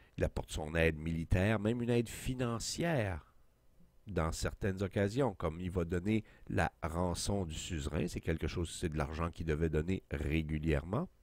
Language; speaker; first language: French; native; French